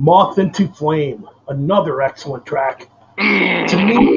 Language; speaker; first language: English; native; English